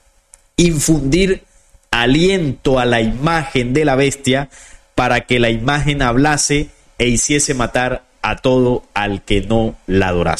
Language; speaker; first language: Spanish; native; Spanish